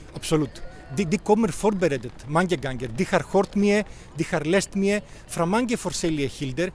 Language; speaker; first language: Norwegian; non-native, fluent; Greek